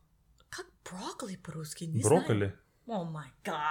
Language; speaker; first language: Russian; non-native, learner; English